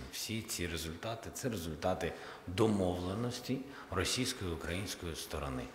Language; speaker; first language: Ukrainian; non-native, local second language; Russian